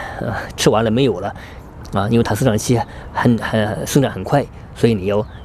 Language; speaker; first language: Chinese; native; Chinese